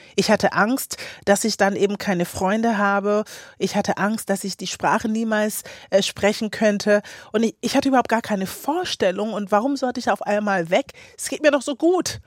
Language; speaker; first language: German; early bilingual, other home language; Akan